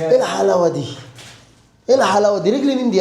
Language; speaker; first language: Arabic; native; Arabic